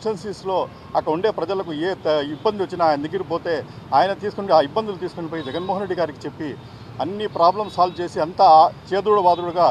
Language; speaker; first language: Telugu; native; Telugu